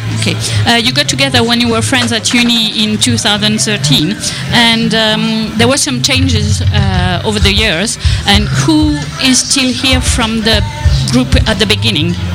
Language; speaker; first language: English; non-native, fluent; French